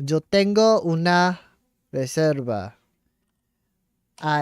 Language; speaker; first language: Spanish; non-native, learner; English